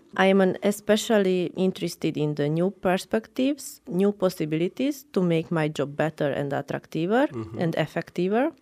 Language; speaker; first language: English; non-native, learner; Romanian